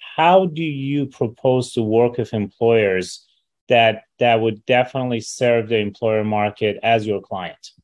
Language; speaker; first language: English; early bilingual, other home language; Persian